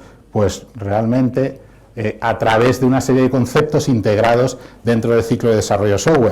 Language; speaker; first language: Spanish; native; Spanish